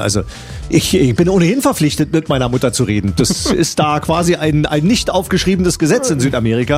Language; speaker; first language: German; native; German